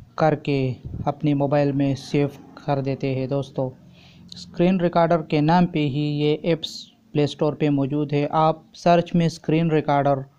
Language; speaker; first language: Urdu; non-native, local second language; Pashto